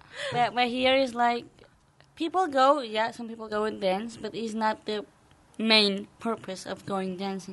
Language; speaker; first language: English; non-native, fluent; Spanish